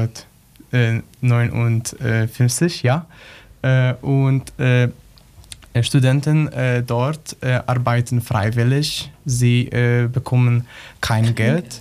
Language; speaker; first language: German; non-native, learner; Polish